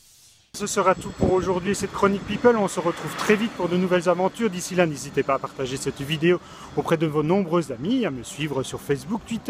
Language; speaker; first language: French; native; French